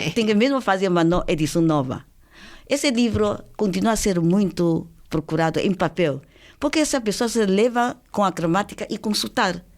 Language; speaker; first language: Portuguese; non-native, fluent; Chinese